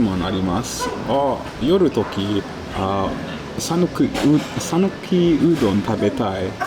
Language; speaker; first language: Japanese; non-native, learner; English